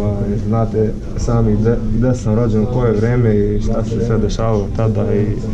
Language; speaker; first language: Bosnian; early bilingual, heritage; Croatian